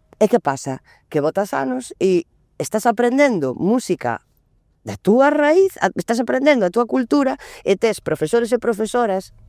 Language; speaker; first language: Galician; non-native, local second language; Spanish